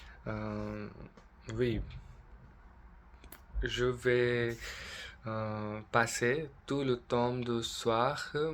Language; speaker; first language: French; non-native, learner; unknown